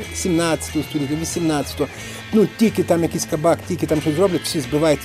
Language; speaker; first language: Ukrainian; native; Ukrainian